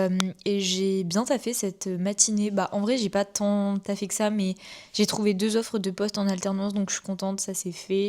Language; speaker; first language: French; native; French